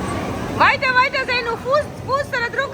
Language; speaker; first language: German; non-native, fluent; Urdu